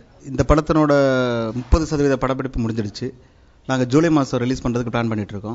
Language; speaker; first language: Tamil; native; Tamil